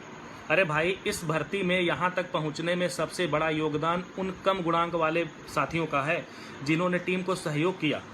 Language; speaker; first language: Hindi; native; Hindi